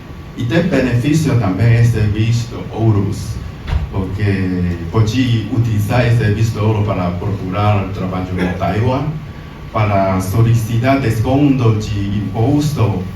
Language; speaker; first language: Portuguese; non-native, learner; Chinese